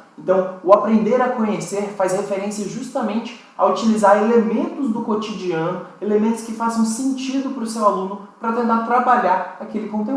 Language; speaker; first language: Portuguese; native; Portuguese